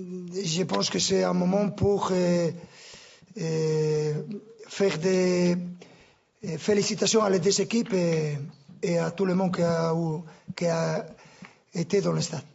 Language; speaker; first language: French; non-native, fluent; Spanish